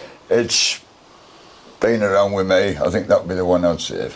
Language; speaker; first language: English; native; English